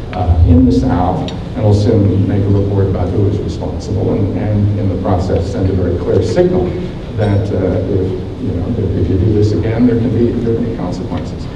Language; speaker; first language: English; native; English